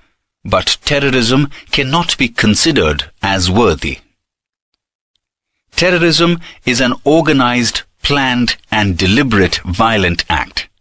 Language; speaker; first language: English; non-native, local second language; Gujarati